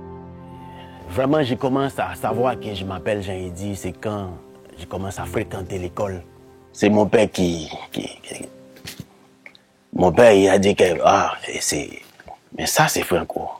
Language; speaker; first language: French; non-native, local second language; Haitian Creole